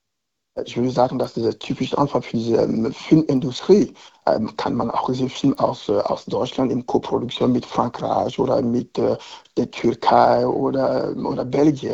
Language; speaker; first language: German; non-native, learner; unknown